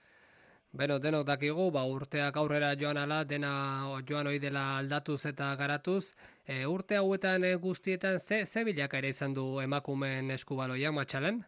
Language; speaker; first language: Basque; native; Basque